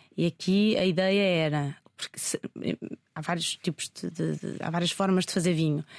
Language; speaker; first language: Portuguese; native; Portuguese